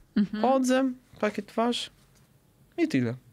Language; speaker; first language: Polish; native; Polish